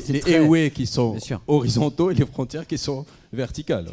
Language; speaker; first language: French; non-native, local second language; Arabic